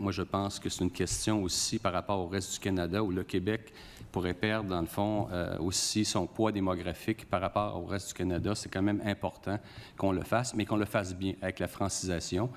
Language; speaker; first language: French; native; French